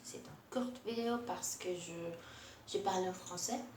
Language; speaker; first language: French; non-native, learner; Portuguese